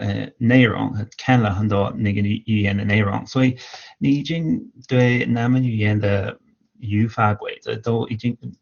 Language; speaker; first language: Chinese; non-native, fluent; English